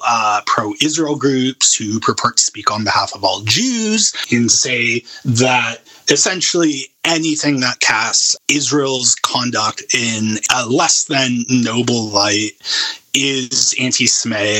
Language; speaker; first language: English; native; English